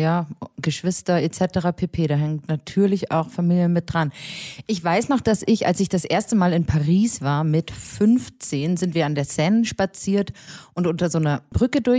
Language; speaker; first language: German; native; German